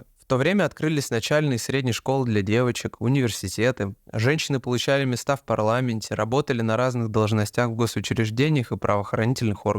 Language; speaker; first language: Russian; native; Russian